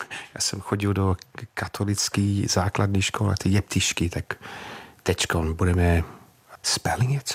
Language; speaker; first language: Czech; non-native, learner; English